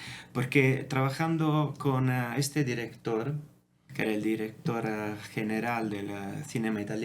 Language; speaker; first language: Spanish; non-native, fluent; Italian